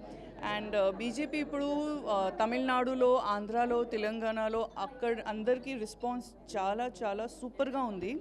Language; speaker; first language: Telugu; non-native, learner; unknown